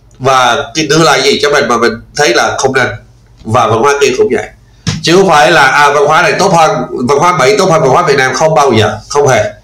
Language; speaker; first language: Vietnamese; non-native, fluent; English